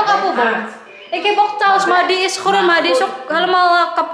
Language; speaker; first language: Dutch; non-native, learner; Waray